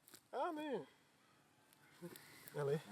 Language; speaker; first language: French; early bilingual, other home language; Dutch